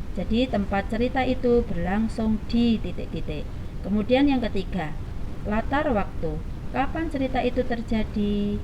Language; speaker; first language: Indonesian; native; Indonesian